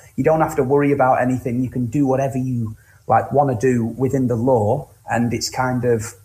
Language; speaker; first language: English; native; English